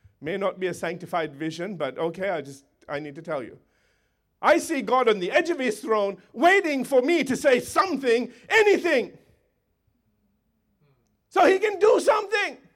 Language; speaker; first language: English; native; English